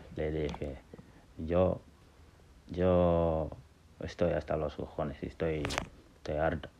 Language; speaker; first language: Spanish; non-native, fluent; Wolof